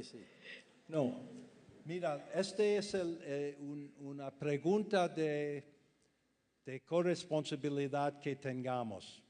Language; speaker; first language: Spanish; non-native, fluent; English